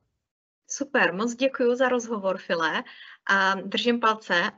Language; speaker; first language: Czech; native; Czech